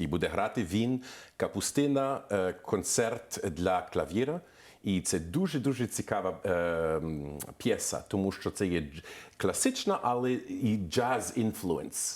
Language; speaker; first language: Ukrainian; early bilingual, heritage; Ukrainian